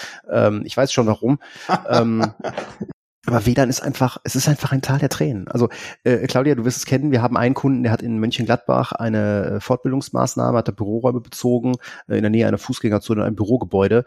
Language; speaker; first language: German; native; German